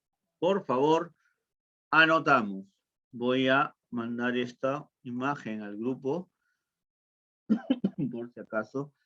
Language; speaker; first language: Spanish; native; Spanish